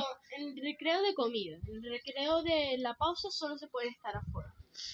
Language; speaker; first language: Spanish; early bilingual, heritage; Spanish